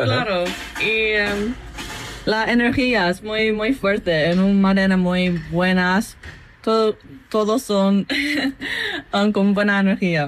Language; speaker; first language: Spanish; non-native, learner; English